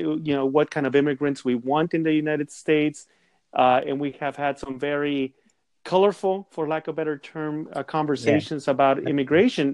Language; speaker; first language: English; non-native, fluent; Spanish